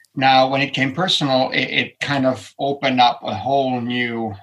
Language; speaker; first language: English; non-native, fluent; Finnish